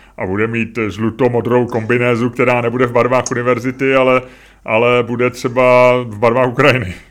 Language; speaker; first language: Czech; native; Czech